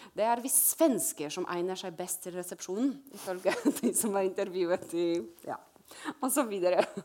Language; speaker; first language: Norwegian; non-native, fluent; Polish